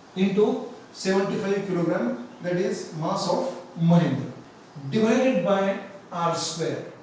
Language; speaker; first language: English; non-native, local second language; Marathi